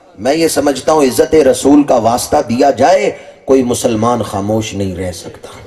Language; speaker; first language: Urdu; non-native, local second language; Punjabi